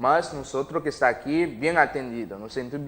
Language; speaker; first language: Spanish; non-native, learner; Haitian Creole